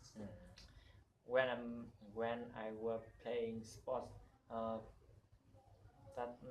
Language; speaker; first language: English; non-native, learner; Vietnamese